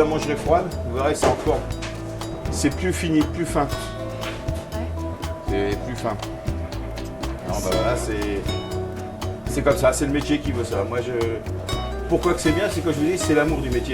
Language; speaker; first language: French; native; French